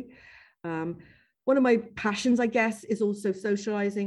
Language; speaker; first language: English; native; English